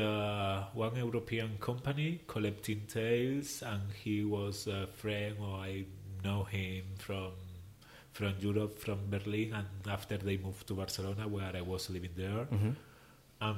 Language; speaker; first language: English; non-native, learner; Spanish